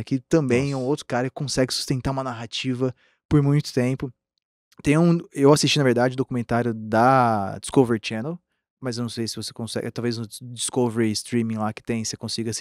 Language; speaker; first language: Portuguese; native; Portuguese